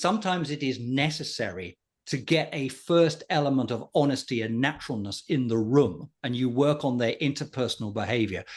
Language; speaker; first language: English; native; English